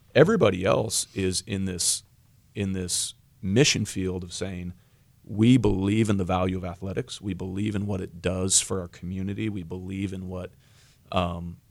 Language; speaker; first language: English; native; English